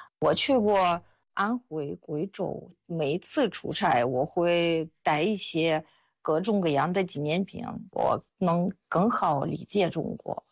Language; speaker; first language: Chinese; non-native, fluent; Russian